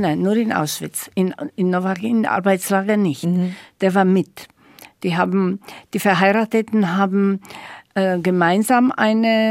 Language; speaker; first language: German; non-native, fluent; Slovak